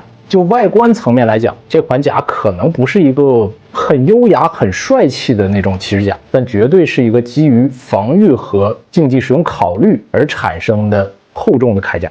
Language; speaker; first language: Chinese; native; Chinese